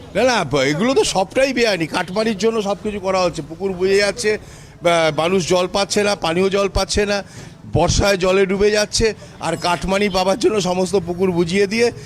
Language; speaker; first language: Bangla; native; Bangla